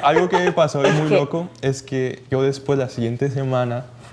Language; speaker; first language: Spanish; native; Spanish